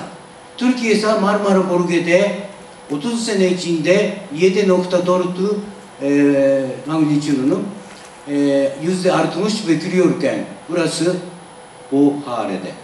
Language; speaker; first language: Turkish; non-native, learner; Japanese